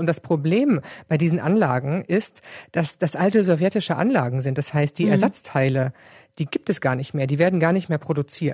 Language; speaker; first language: German; native; German